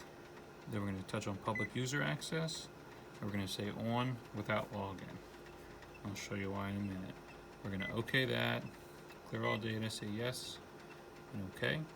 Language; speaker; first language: English; native; English